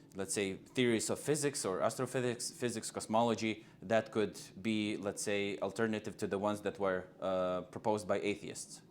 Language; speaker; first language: English; non-native, fluent; Lithuanian